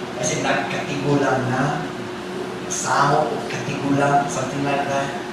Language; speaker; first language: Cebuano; non-native, fluent; English